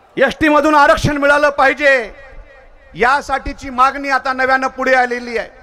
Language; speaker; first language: Marathi; non-native, local second language; Lambadi